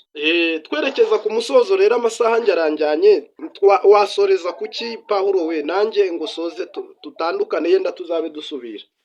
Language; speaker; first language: Kinyarwanda; native; Kinyarwanda